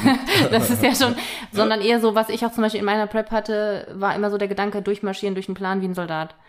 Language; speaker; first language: German; native; German